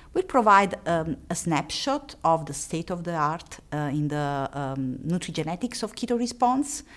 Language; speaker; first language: English; non-native, fluent; Italian